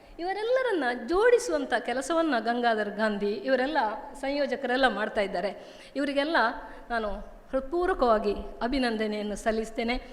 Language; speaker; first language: Kannada; native; Kannada